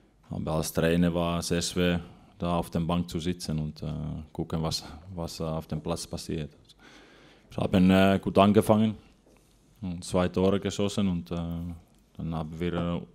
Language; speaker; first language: German; non-native, fluent; Finnish